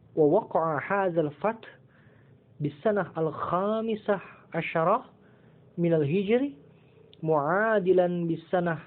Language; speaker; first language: Arabic; non-native, fluent; Indonesian